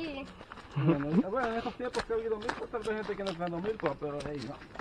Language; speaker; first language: Spanish; native; Spanish